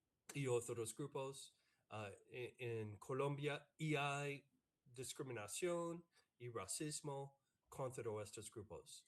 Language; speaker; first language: Spanish; non-native, fluent; English